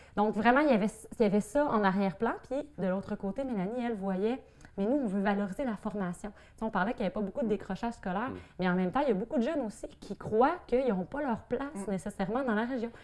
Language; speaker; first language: French; native; French